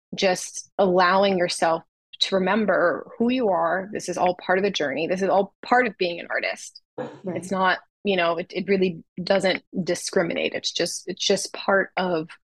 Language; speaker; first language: English; native; English